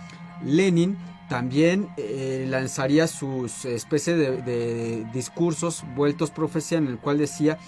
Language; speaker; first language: Spanish; native; Spanish